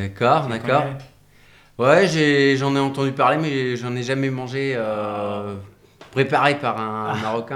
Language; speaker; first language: French; non-native, fluent; German